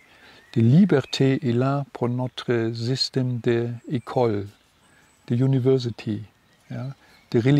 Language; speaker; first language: French; non-native, learner; German